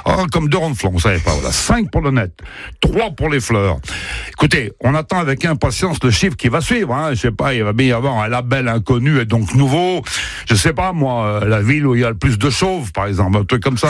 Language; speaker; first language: French; native; French